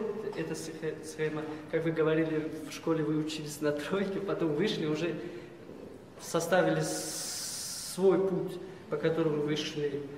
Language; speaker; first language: Russian; non-native, local second language; Tajik